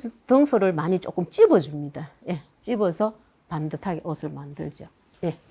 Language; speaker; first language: Korean; native; Korean